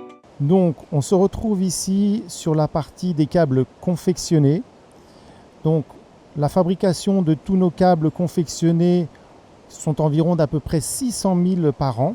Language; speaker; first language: French; native; French